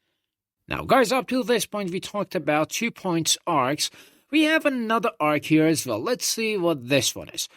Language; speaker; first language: English; non-native, fluent; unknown